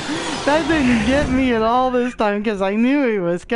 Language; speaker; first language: English; native; English